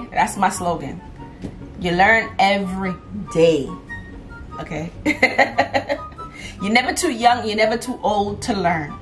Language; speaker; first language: English; native; English